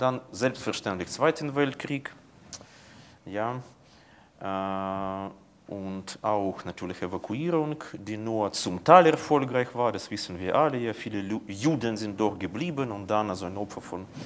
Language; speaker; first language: German; non-native, fluent; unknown